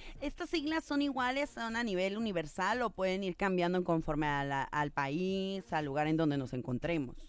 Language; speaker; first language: Spanish; native; Spanish